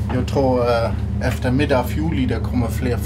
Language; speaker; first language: Danish; non-native, learner; German